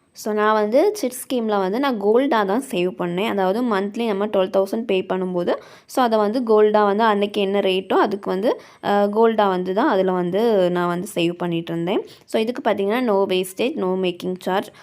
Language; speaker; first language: Tamil; native; Tamil